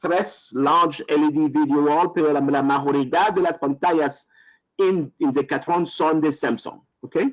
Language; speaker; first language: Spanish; non-native, learner; French